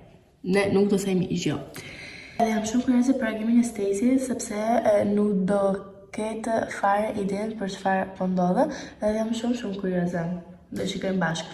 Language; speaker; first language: Albanian; early bilingual, heritage; Albanian